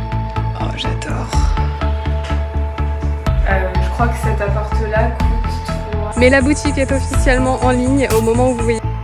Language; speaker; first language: French; native; French